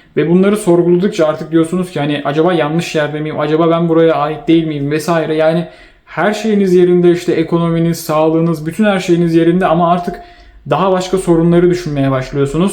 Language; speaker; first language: Turkish; native; Turkish